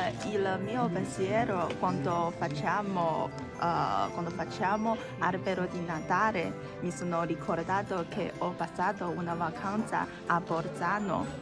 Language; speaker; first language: Italian; non-native, learner; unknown